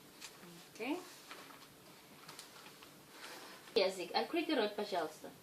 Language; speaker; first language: Russian; non-native, learner; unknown